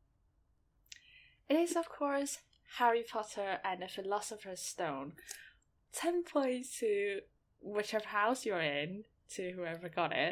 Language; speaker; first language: English; non-native, fluent; Chinese